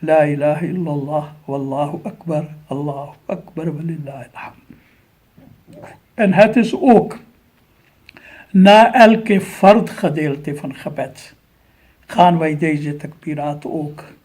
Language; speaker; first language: Dutch; non-native, fluent; Urdu